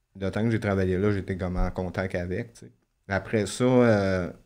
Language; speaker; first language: French; native; French